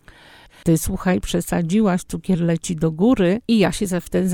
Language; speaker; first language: Polish; native; Polish